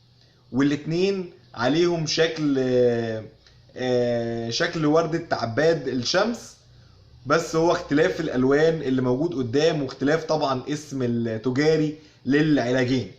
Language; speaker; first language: Arabic; native; Arabic